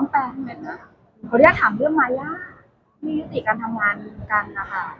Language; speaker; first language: Thai; native; Thai